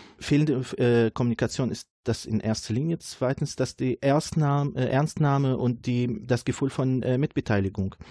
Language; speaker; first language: German; non-native, fluent; Arabic